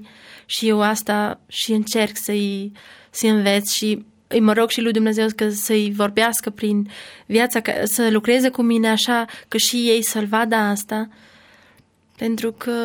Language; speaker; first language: Romanian; non-native, learner; Albanian